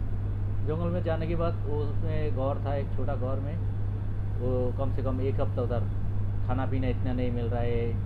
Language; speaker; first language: Hindi; non-native, learner; Bangla